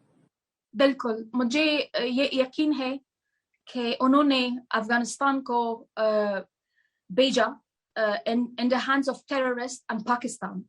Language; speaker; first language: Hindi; non-native, fluent; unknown